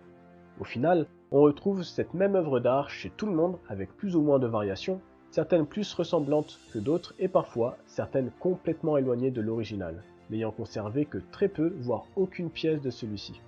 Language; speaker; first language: French; native; French